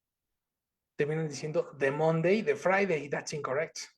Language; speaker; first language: English; non-native, fluent; Spanish